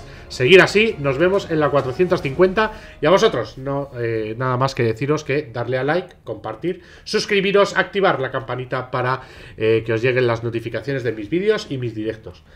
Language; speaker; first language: Spanish; native; Spanish